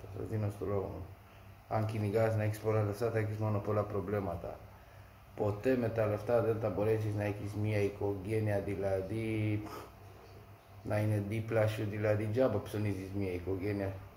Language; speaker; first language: Greek; non-native, fluent; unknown